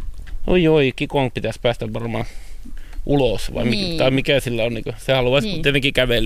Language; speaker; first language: Finnish; native; Finnish